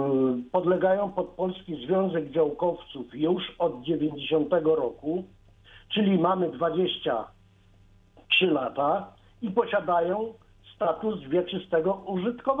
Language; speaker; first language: Polish; native; Polish